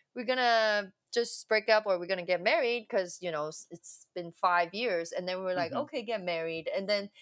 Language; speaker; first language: English; non-native, local second language; Cantonese